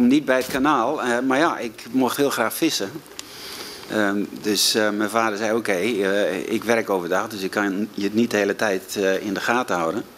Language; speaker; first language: Dutch; native; Dutch